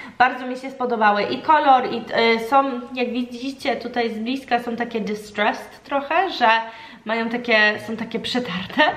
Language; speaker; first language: Polish; early bilingual, heritage; Polish